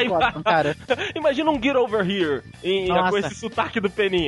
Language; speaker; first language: Portuguese; native; Portuguese